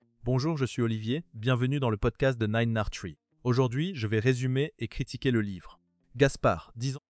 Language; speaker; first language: French; native; French